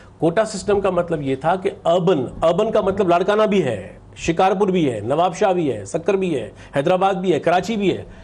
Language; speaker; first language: Urdu; non-native, local second language; Sindhi